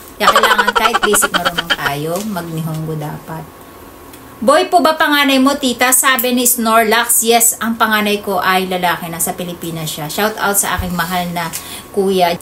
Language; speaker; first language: Filipino; native; Filipino